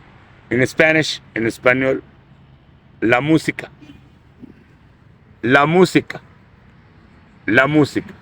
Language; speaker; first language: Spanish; non-native, fluent; Urdu